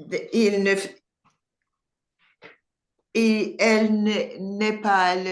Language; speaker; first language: French; non-native, learner; English